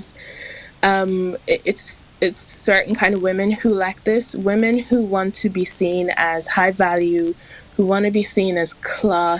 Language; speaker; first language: English; native; English